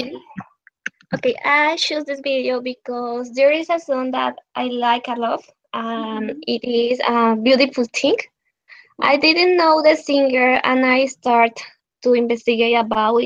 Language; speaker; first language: English; non-native, learner; Spanish